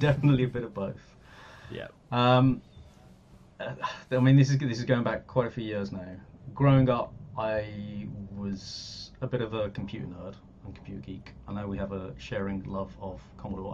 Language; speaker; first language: English; native; English